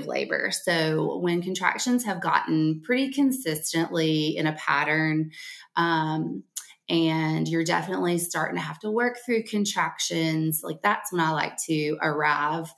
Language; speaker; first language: English; native; English